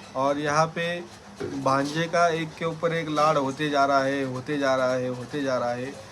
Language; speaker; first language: Hindi; non-native, local second language; Marathi